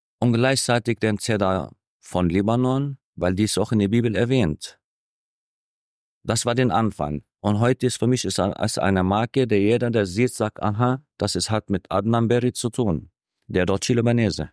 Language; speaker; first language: German; non-native, fluent; Arabic